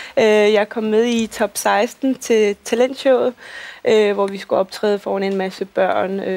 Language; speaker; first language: Danish; early bilingual, other home language; Russian